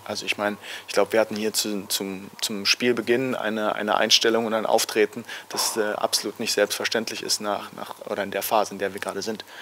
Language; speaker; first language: German; native; German